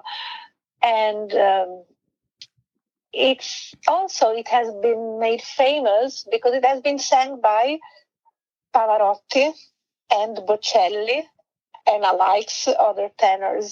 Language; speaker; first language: English; non-native, fluent; Italian